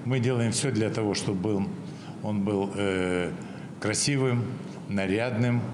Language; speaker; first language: Russian; native; Russian